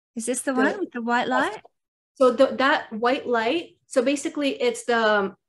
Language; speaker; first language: English; early bilingual, other home language; Russian